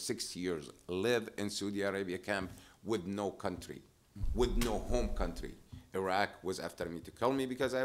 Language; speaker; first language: English; non-native, fluent; Arabic